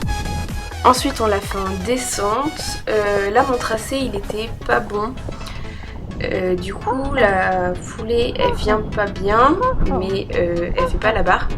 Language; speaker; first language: French; native; French